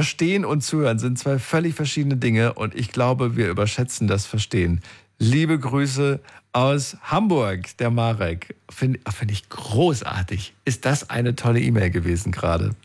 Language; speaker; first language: German; native; German